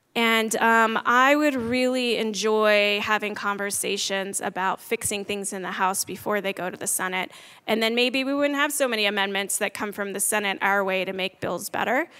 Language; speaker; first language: English; native; English